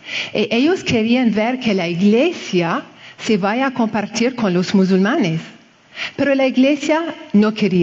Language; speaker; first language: Spanish; non-native, fluent; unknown